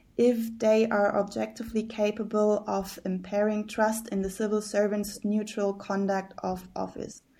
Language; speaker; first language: English; early bilingual, heritage; German